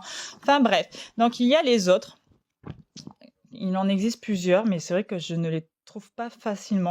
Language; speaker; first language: French; native; French